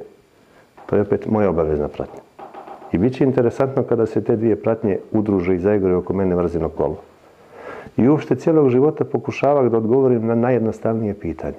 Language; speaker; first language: Serbian; native; Serbian